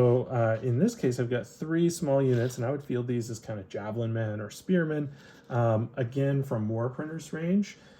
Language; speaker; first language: English; native; English